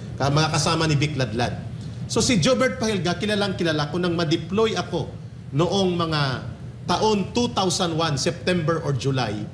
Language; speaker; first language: Filipino; non-native, local second language; Hiligaynon